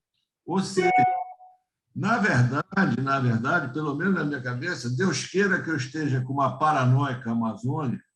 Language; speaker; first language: Portuguese; native; Portuguese